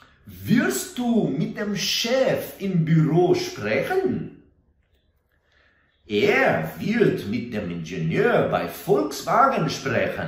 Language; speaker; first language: German; non-native, fluent; Portuguese